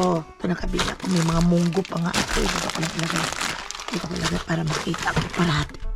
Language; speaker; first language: Filipino; non-native, local second language; Cebuano